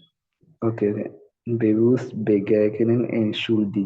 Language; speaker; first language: German; non-native, learner; Malayalam